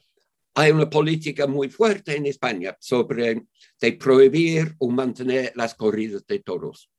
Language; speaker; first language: Spanish; non-native, fluent; English